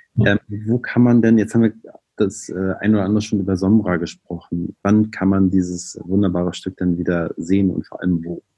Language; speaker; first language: German; native; German